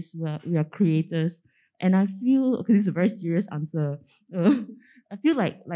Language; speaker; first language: English; non-native, local second language; Min Nan Chinese